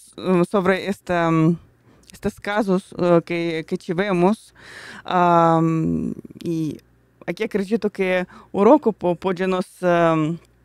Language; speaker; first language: Portuguese; non-native, fluent; Russian